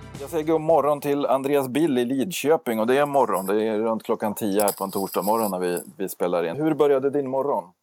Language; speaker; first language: Swedish; native; Swedish